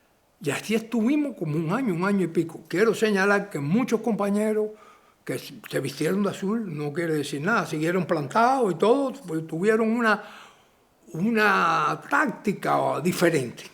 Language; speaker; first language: Spanish; native; Spanish